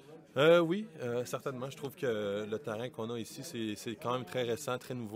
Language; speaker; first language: French; native; French